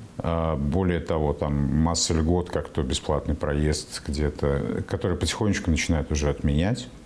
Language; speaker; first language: Russian; native; Russian